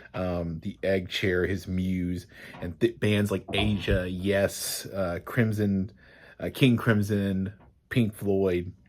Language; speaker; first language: English; native; English